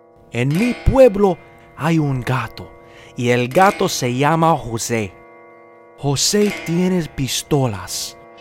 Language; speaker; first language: Spanish; non-native, learner; English